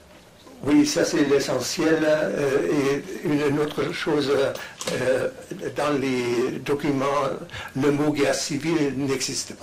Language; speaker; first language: French; non-native, fluent; German